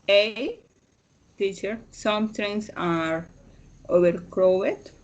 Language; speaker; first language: English; non-native, learner; Spanish